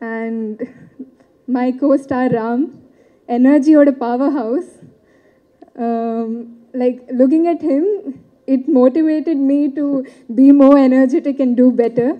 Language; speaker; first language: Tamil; non-native, learner; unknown